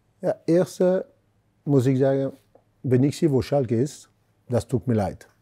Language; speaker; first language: German; non-native, fluent; French